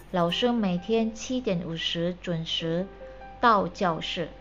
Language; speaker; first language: Chinese; non-native, fluent; Indonesian